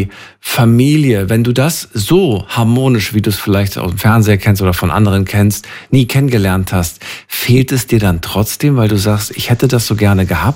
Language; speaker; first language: German; native; German